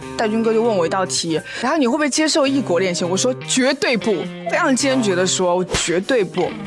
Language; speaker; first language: Chinese; native; Chinese